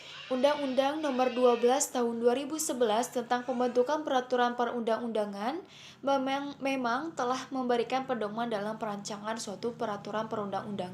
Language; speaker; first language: Indonesian; native; Indonesian